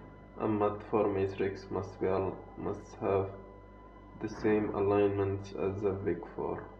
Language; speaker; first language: English; non-native, fluent; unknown